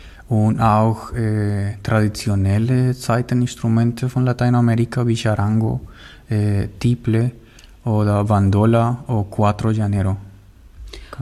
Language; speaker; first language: German; non-native, learner; Spanish